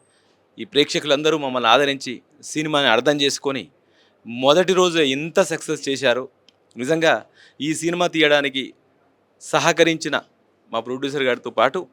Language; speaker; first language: Telugu; native; Telugu